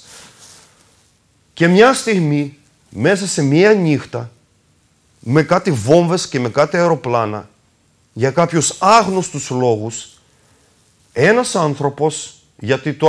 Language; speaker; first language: Greek; non-native, fluent; Russian